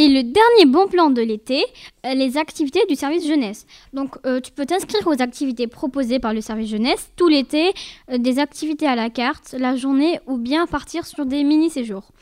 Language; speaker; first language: French; native; French